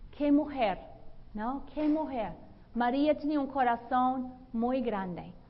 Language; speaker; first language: Spanish; non-native, fluent; English